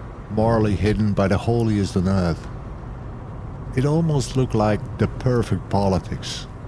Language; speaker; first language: English; non-native, fluent; Dutch